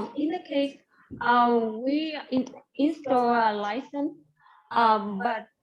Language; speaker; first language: English; non-native, learner; Vietnamese